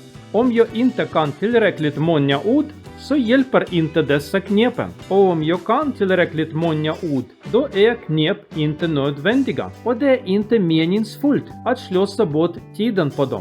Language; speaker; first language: Swedish; non-native, learner; Russian